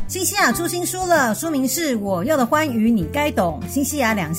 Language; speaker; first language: Chinese; native; Chinese